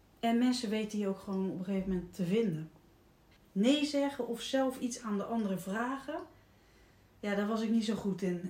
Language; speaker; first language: Dutch; native; Dutch